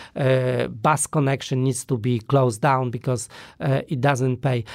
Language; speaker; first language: English; non-native, fluent; Polish